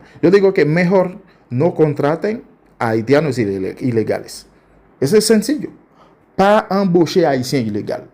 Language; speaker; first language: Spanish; non-native, fluent; Haitian Creole